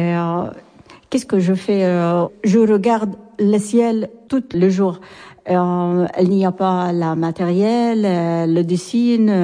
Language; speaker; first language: French; non-native, learner; Arabic